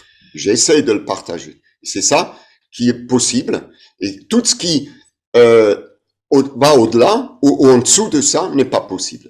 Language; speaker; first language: French; non-native, fluent; German